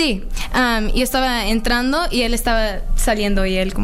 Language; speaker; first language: Spanish; early bilingual, heritage; Spanish